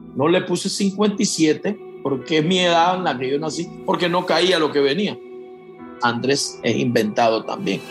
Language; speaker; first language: Spanish; native; Spanish